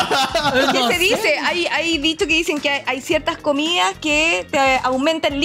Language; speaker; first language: Spanish; native; Spanish